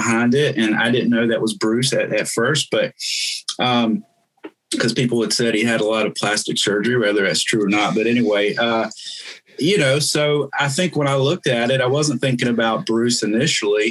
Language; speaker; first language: English; native; English